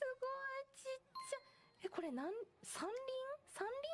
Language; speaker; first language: Japanese; native; Japanese